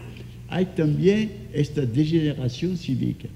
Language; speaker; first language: Spanish; non-native, fluent; French